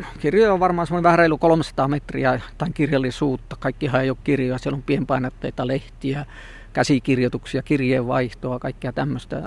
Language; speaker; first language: Finnish; native; Finnish